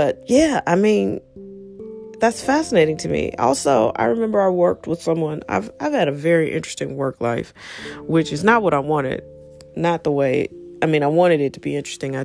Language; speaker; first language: English; native; English